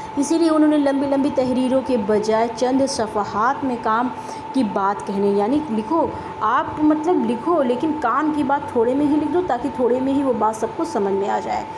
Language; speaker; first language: Urdu; native; Urdu